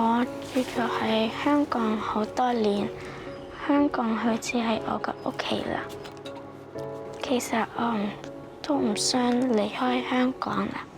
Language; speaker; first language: Cantonese; early bilingual, other home language; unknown